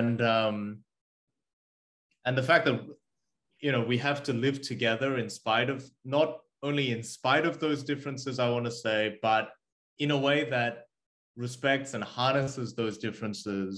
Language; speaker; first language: English; early bilingual, other home language; Korean